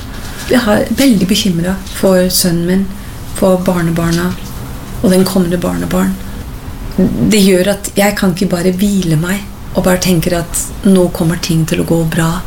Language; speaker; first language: Norwegian; non-native, fluent; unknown